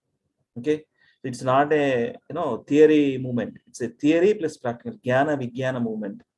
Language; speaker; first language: English; non-native, local second language; Telugu